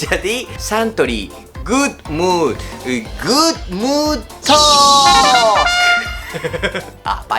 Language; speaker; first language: Indonesian; non-native, learner; Japanese